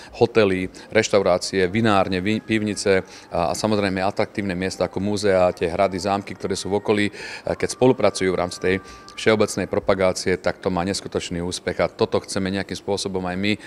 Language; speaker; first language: Slovak; native; Slovak